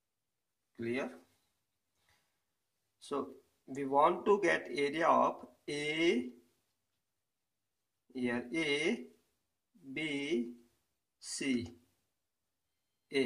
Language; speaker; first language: English; non-native, local second language; Gujarati